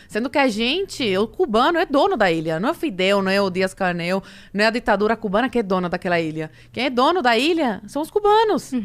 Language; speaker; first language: Portuguese; early bilingual, other home language; Spanish